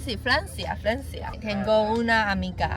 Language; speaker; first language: Spanish; non-native, learner; Chinese